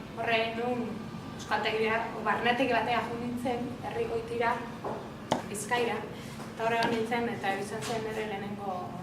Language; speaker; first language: Basque; non-native, local second language; Spanish